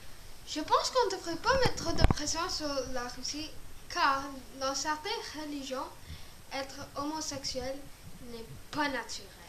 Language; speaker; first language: French; non-native, local second language; English